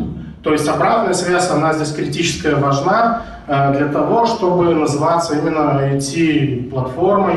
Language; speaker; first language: Russian; native; Russian